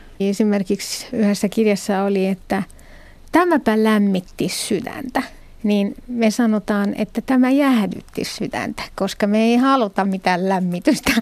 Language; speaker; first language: Finnish; non-native, fluent; Arabic